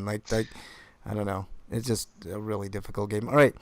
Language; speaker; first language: English; native; English